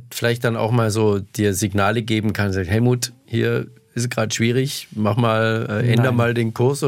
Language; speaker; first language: German; native; German